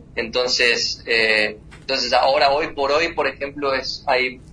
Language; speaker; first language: Spanish; native; Spanish